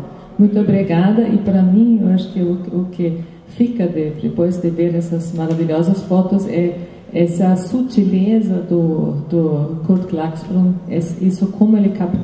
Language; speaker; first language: Portuguese; non-native, fluent; German